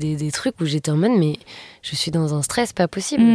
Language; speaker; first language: French; native; French